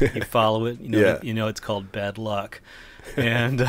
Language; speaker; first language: English; native; English